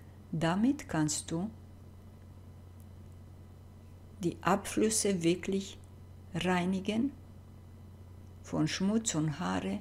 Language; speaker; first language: German; non-native, fluent; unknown